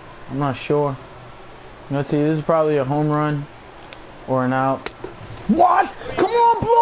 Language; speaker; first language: English; early bilingual, other home language; Spanish